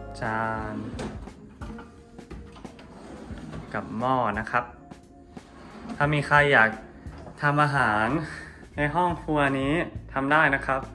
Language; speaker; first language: Thai; non-native, fluent; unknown